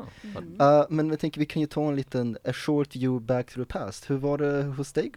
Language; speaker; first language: Swedish; native; Swedish